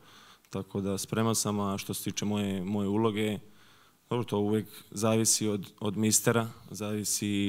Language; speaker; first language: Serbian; early bilingual, heritage; Serbian